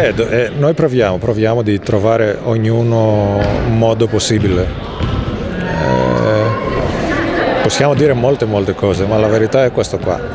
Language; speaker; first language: Italian; non-native, fluent; Greek